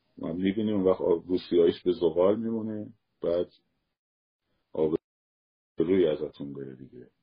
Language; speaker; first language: Persian; native; Persian